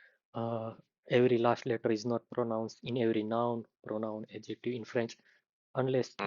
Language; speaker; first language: English; non-native, fluent; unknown